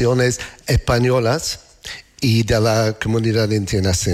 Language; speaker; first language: Spanish; non-native, learner; English